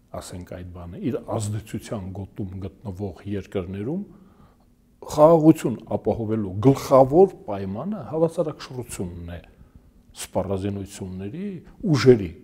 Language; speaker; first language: Armenian; native; Armenian